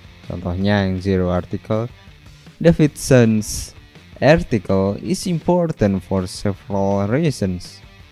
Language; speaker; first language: English; non-native, fluent; Indonesian